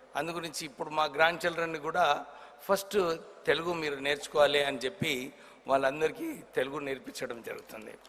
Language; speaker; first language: Telugu; non-native, local second language; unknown